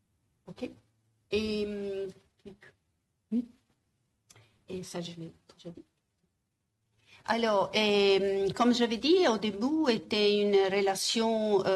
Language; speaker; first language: French; non-native, fluent; Italian